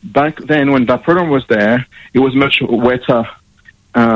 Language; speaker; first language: English; non-native, fluent; French